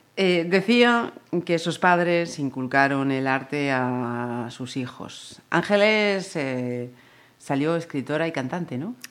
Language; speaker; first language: Spanish; native; Spanish